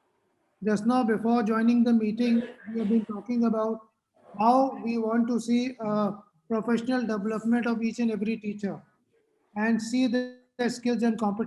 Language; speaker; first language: English; non-native, local second language; Hindi